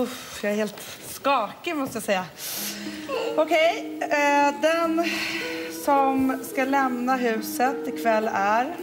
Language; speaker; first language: Swedish; native; Swedish